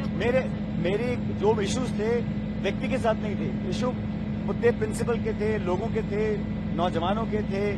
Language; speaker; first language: Hindi; native; Hindi